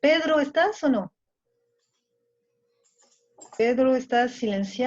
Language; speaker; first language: Spanish; non-native, fluent; French